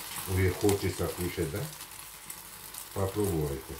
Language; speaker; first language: Russian; non-native, learner; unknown